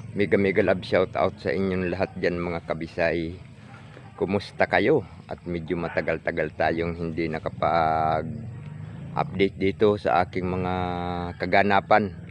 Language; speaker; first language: Filipino; non-native, local second language; Cebuano